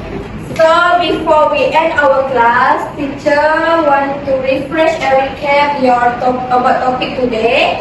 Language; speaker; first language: English; non-native, local second language; Malay